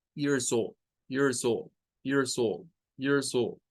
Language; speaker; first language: English; non-native, learner; Spanish